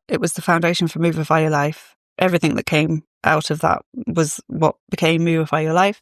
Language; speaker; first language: English; native; English